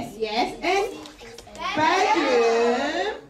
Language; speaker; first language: English; non-native, fluent; Korean